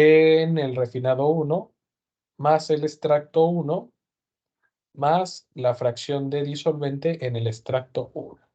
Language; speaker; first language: Spanish; native; Spanish